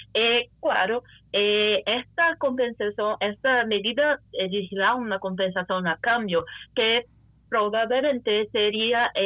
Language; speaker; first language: Spanish; non-native, fluent; Portuguese